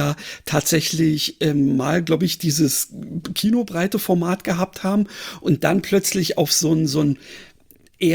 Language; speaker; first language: German; native; German